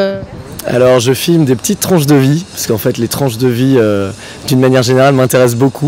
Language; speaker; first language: French; native; French